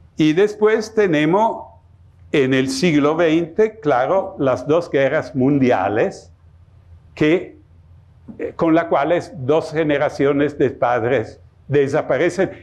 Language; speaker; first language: Spanish; non-native, fluent; Italian